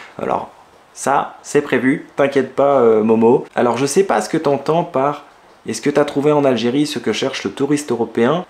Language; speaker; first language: French; native; French